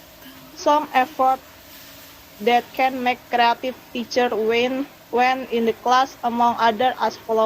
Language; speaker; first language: English; non-native, learner; Indonesian